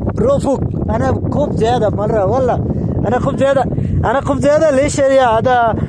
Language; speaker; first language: Arabic; non-native, learner; Bangla